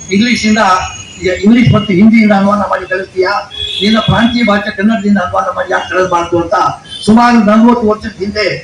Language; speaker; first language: Kannada; non-native, local second language; Urdu